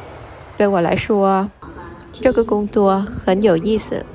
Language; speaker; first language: Chinese; non-native, learner; Vietnamese